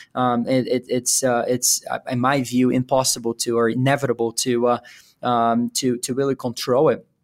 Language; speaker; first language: English; non-native, fluent; Portuguese